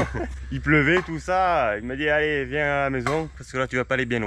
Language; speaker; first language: French; native; French